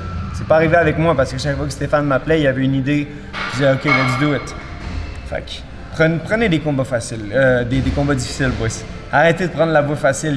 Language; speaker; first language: French; native; French